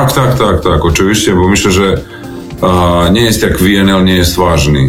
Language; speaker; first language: Polish; non-native, learner; Serbian